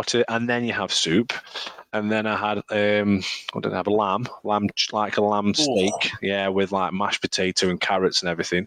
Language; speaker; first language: English; native; English